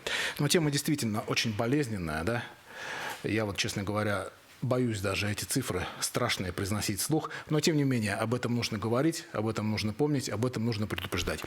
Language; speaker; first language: Russian; native; Russian